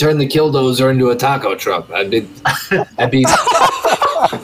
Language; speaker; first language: English; native; English